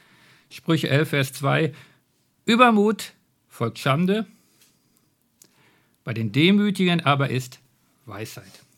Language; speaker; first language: German; native; German